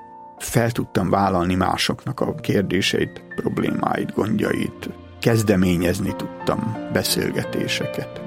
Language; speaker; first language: Hungarian; native; Hungarian